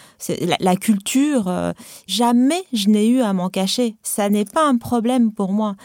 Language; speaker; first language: French; non-native, local second language; Arabic